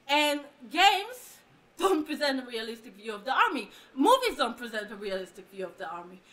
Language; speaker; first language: English; non-native, fluent; Hebrew